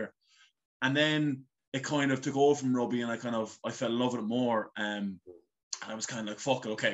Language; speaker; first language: English; native; English